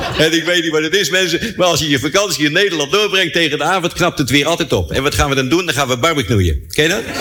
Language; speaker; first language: Dutch; native; Dutch